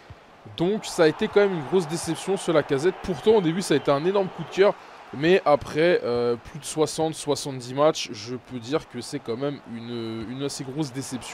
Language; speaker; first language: French; native; French